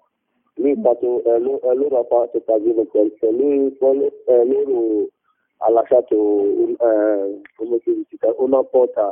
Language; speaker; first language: Italian; non-native, learner; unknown